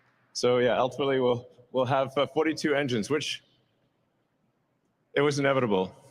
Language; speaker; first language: English; native; English